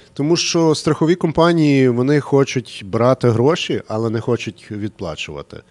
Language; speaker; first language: Ukrainian; early bilingual, heritage; Ukrainian